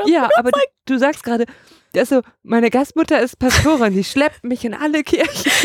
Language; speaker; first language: German; native; German